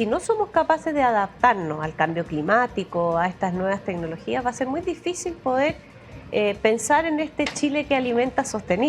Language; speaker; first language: Spanish; native; Spanish